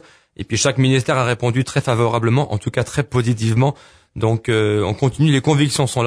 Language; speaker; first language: French; native; French